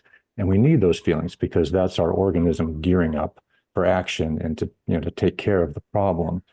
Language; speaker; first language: English; native; English